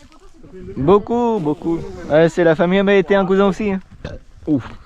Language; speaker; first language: French; native; French